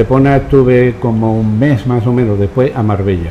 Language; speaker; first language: Spanish; native; Spanish